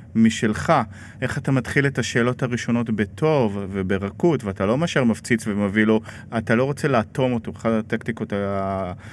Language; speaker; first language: Hebrew; native; Hebrew